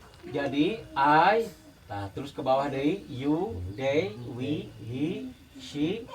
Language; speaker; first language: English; non-native, learner; Sundanese